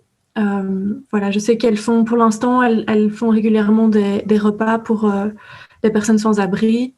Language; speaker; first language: French; native; French